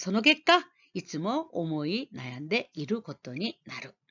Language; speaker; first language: Japanese; non-native, fluent; Korean